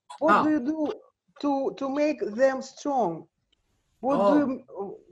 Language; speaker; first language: English; non-native, learner; Russian